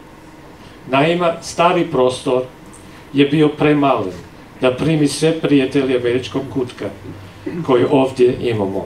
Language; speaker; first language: Serbian; non-native, fluent; English